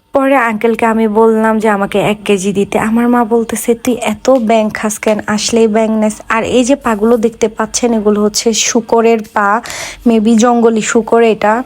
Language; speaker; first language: Bangla; non-native, local second language; Chakma